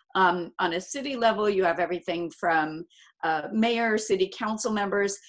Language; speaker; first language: English; native; English